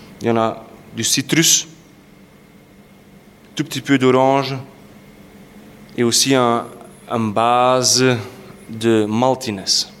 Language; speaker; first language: French; non-native, local second language; Dutch